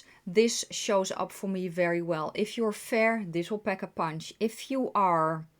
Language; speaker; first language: English; non-native, fluent; Dutch